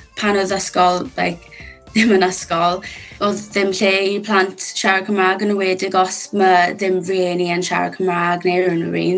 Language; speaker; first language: Welsh; non-native, local second language; English